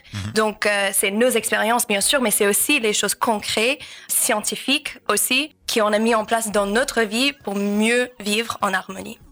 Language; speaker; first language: French; non-native, fluent; English